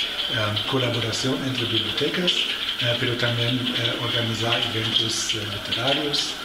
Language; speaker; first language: Spanish; non-native, fluent; German